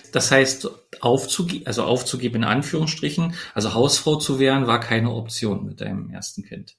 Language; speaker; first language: German; native; German